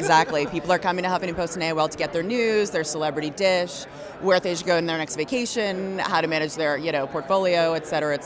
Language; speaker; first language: English; native; English